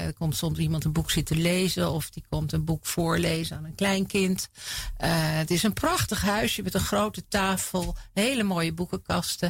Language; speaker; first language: Dutch; native; Dutch